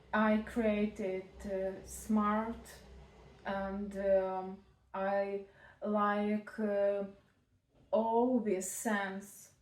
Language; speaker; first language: English; non-native, learner; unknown